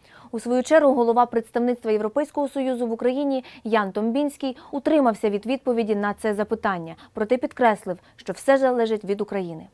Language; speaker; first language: Ukrainian; native; Ukrainian